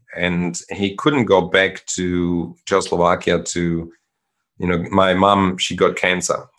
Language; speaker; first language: English; non-native, fluent; German